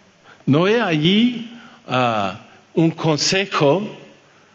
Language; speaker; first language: Spanish; non-native, fluent; French